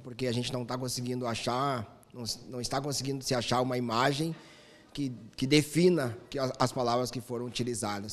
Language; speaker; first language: Portuguese; native; Portuguese